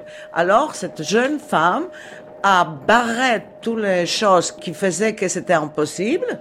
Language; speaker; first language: French; non-native, learner; Polish